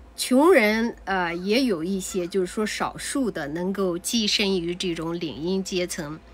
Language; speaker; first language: Chinese; native; Chinese